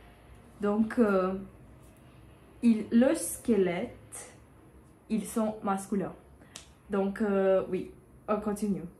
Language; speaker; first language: French; non-native, learner; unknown